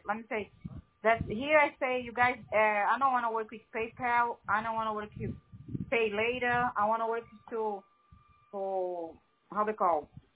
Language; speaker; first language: English; non-native, learner; Portuguese